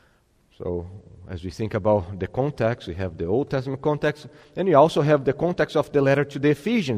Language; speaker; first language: English; non-native, fluent; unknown